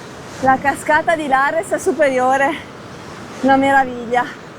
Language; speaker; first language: Italian; native; Italian